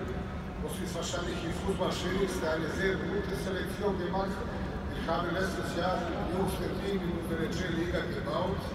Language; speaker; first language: German; non-native, fluent; Serbian